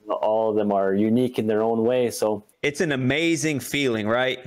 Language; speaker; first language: English; native; English